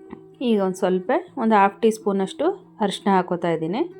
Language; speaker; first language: Kannada; native; Kannada